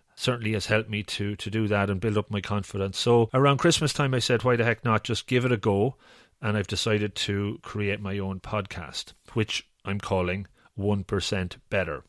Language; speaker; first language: English; native; English